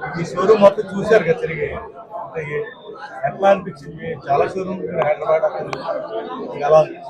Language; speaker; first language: Telugu; native; Telugu